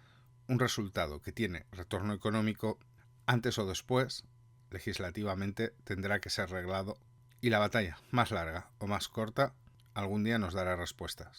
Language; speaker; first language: Spanish; native; Spanish